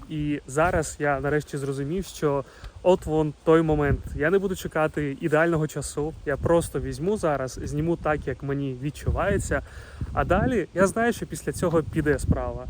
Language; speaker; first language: Ukrainian; non-native, local second language; Russian